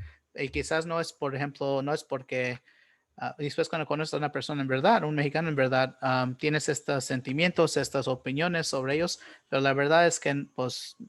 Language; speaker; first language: Spanish; early bilingual, heritage; Spanish